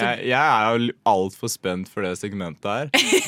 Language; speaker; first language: Norwegian; native; Norwegian